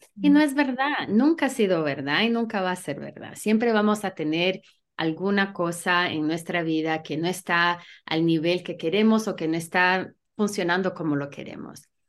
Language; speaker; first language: Spanish; early bilingual, heritage; Spanish